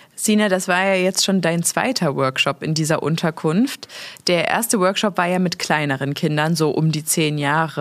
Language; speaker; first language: German; native; German